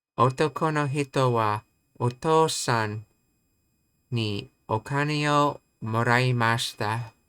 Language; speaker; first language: Japanese; non-native, learner; English